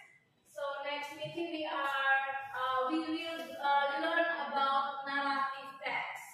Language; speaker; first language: English; non-native, fluent; Indonesian